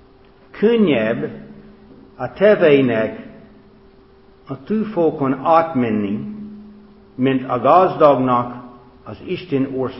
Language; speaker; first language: Hungarian; non-native, fluent; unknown